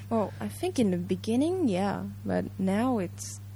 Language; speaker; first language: English; early bilingual, other home language; Japanese